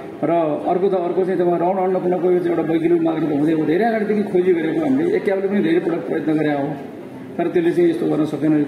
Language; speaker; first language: Nepali; non-native, local second language; Gurung